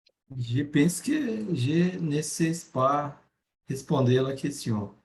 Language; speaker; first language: French; non-native, learner; Portuguese